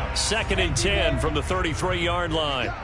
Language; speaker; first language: English; native; English